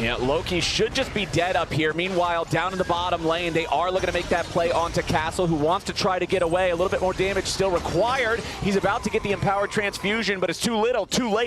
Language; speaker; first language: English; native; English